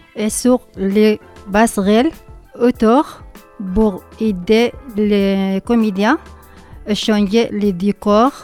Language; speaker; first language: French; non-native, learner; Arabic